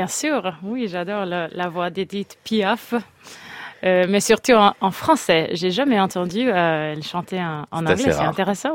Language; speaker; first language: French; non-native, fluent; Spanish